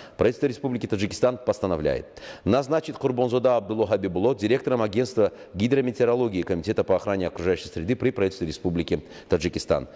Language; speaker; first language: Russian; non-native, local second language; Tajik